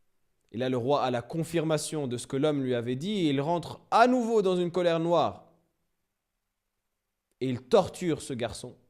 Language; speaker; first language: French; native; French